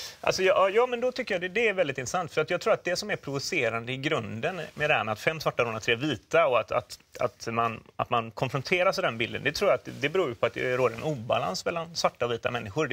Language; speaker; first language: Swedish; native; Swedish